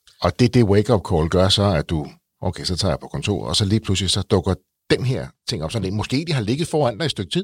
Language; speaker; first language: Danish; native; Danish